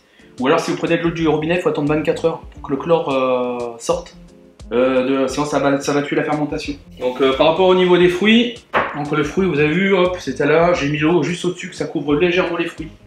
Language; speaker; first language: French; native; French